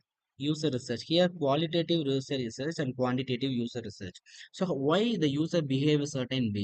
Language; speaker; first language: English; non-native, local second language; Tamil